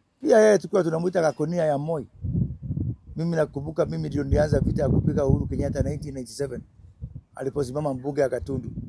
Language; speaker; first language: Swahili; native; Swahili